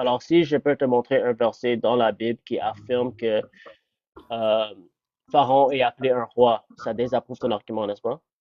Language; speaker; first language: French; non-native, fluent; English